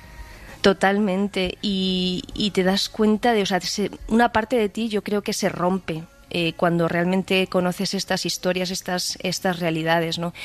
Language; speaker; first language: Spanish; native; Spanish